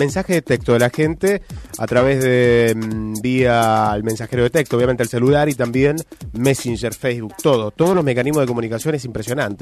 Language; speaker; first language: Spanish; native; Spanish